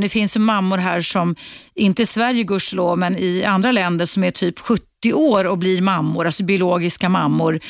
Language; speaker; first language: Swedish; native; Swedish